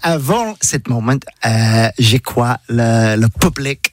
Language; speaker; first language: French; non-native, learner; English